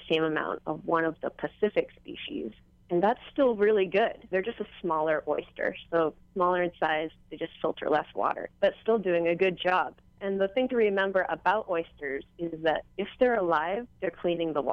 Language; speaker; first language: English; native; English